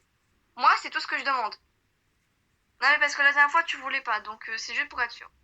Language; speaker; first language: French; native; French